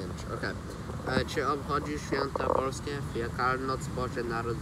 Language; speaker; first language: Polish; early bilingual, heritage; Polish